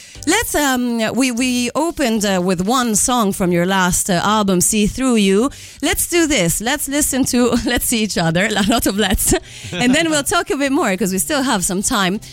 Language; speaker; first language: English; non-native, fluent; Italian